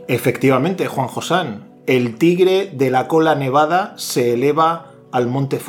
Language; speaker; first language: Spanish; native; Spanish